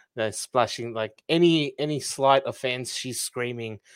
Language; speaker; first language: English; early bilingual, other home language; Filipino